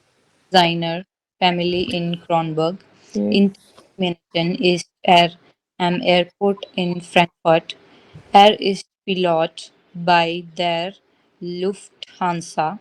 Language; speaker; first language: German; non-native, learner; Hindi